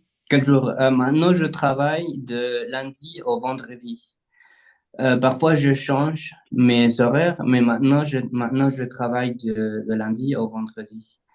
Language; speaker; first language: French; non-native, fluent; Spanish